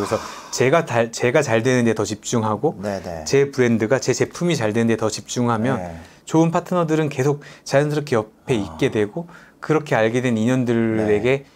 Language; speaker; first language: Korean; native; Korean